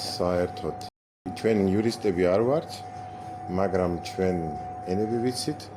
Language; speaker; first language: Georgian; non-native, learner; German